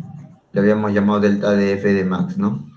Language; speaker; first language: Spanish; native; Spanish